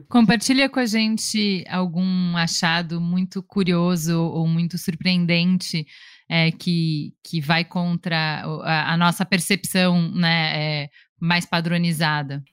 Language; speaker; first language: Portuguese; native; Portuguese